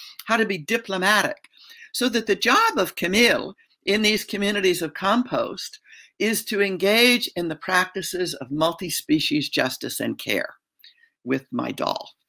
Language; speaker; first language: English; native; English